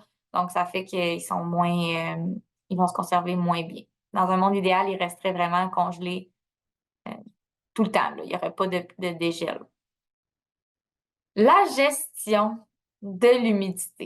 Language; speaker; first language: French; native; French